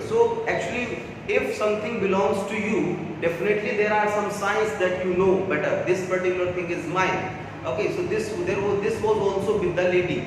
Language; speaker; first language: English; non-native, local second language; Hindi